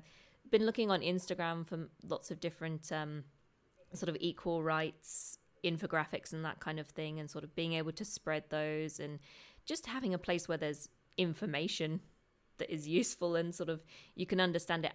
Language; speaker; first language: English; native; English